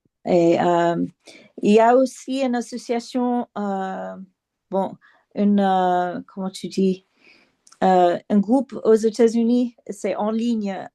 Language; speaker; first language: French; non-native, fluent; English